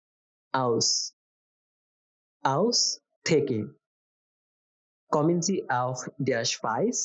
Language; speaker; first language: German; non-native, fluent; Bangla